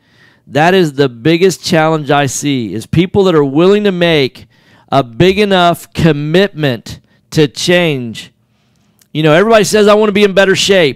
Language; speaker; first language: English; native; English